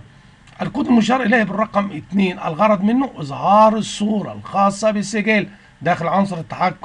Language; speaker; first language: Arabic; native; Arabic